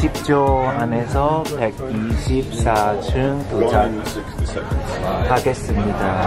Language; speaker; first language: Korean; non-native, learner; Cantonese